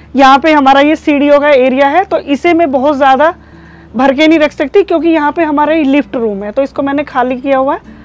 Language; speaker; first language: Hindi; native; Hindi